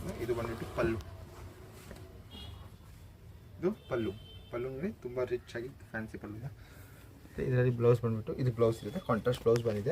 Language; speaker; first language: Kannada; non-native, local second language; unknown